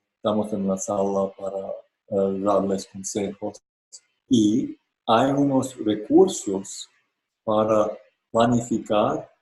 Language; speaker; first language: Spanish; non-native, fluent; English